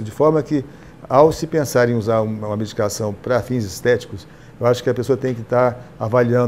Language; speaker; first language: Portuguese; native; Portuguese